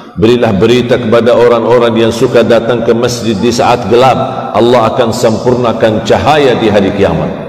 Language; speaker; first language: Malay; non-native, fluent; Arabic